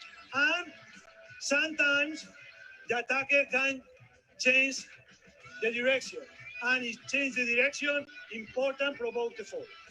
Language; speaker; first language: English; non-native, learner; Spanish